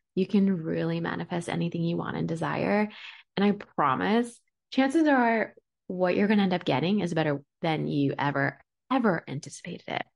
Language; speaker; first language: English; early bilingual, other home language; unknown